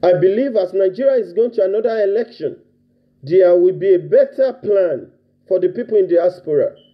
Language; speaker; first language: English; non-native, local second language; Yoruba